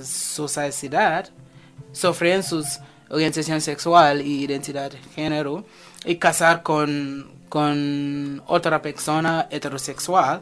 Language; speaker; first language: Spanish; non-native, fluent; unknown